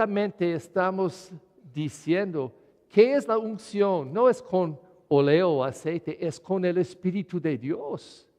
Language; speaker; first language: Spanish; non-native, learner; English